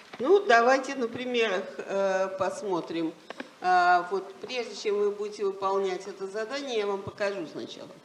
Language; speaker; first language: Russian; native; Russian